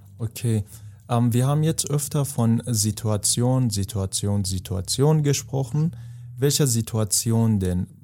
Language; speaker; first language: German; non-native, fluent; Persian